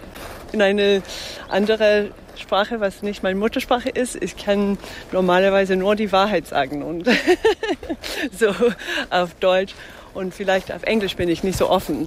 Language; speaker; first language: German; non-native, fluent; English